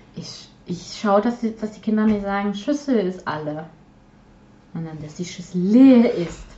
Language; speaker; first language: German; early bilingual, other home language; Polish